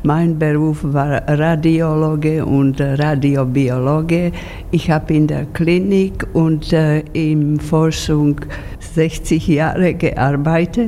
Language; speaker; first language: German; non-native, fluent; Slovak